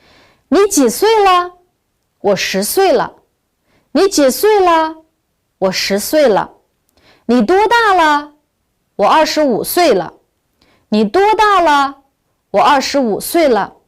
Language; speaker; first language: Chinese; non-native, local second language; Uyghur